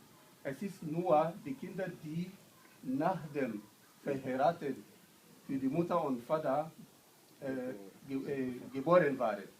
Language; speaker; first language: German; non-native, learner; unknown